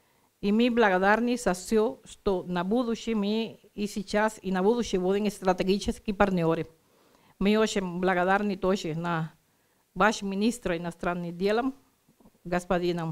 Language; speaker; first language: Russian; non-native, learner; Spanish